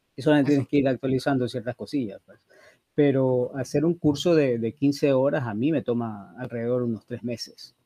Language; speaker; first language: Spanish; native; Spanish